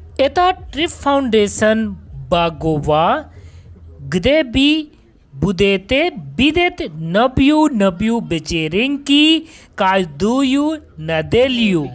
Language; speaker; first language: Russian; non-native, learner; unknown